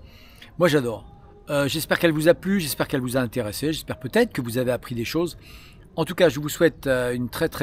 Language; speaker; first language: French; native; French